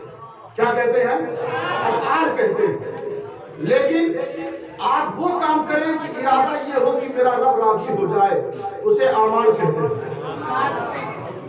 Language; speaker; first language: Urdu; native; Urdu